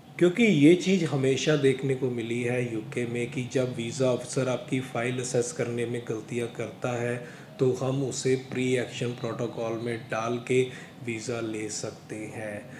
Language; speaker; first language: Hindi; non-native, local second language; Punjabi